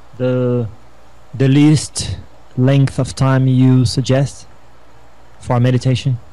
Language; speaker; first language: English; non-native, fluent; Portuguese